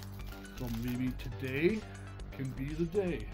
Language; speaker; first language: English; native; English